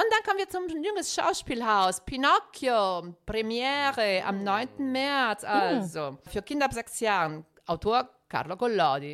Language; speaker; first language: German; non-native, fluent; Italian